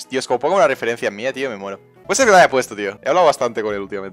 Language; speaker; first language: Spanish; native; Spanish